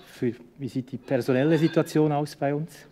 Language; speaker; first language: German; native; German